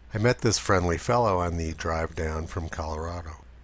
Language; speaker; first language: English; native; English